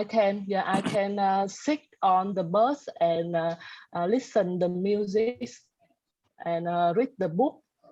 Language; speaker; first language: English; non-native, learner; Vietnamese